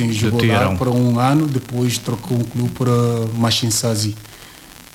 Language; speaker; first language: Portuguese; non-native, learner; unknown